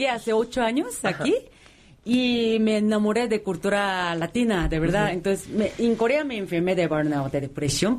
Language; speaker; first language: Spanish; non-native, fluent; Korean